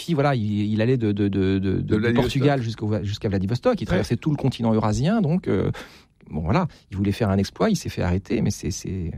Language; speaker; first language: French; native; French